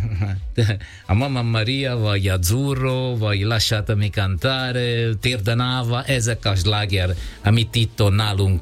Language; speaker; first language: Hungarian; non-native, learner; Italian